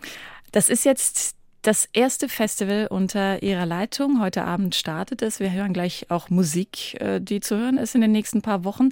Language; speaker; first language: German; native; German